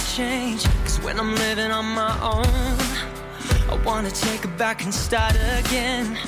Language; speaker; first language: English; non-native, fluent; Chinese